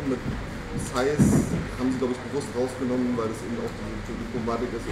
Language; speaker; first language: German; native; German